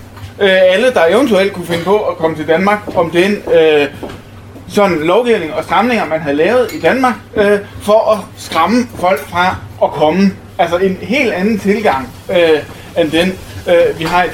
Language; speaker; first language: Danish; native; Danish